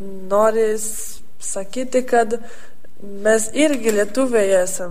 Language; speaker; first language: Lithuanian; early bilingual, heritage; Lithuanian